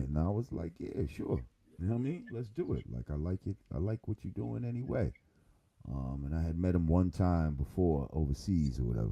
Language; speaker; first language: English; native; English